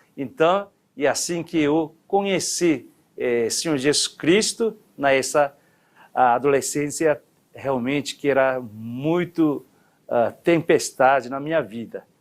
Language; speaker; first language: Portuguese; non-native, fluent; Korean